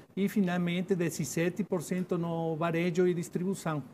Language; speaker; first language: Portuguese; non-native, learner; Spanish